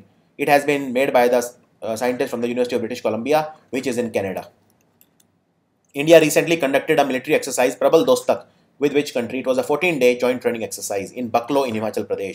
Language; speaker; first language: English; non-native, local second language; Hindi